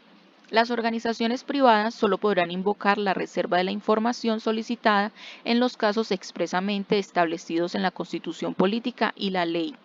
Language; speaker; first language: Spanish; native; Spanish